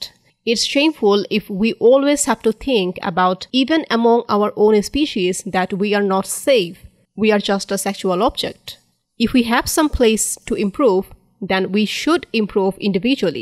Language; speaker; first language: English; non-native, fluent; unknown